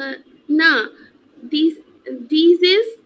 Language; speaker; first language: German; non-native, learner; Bangla